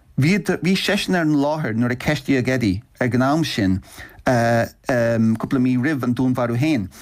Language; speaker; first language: Irish; native; Irish